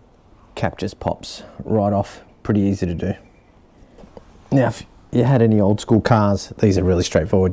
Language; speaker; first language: English; native; English